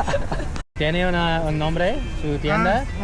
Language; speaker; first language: Spanish; non-native, learner; English